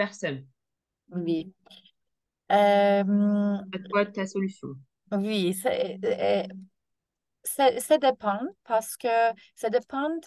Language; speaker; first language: French; non-native, learner; Turkish